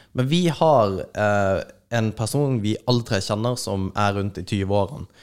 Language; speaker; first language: Norwegian; native; Norwegian